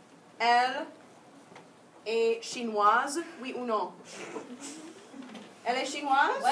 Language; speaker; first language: French; non-native, fluent; English